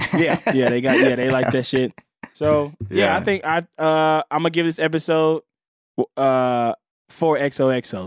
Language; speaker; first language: English; native; English